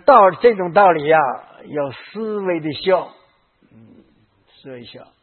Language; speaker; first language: Chinese; native; Chinese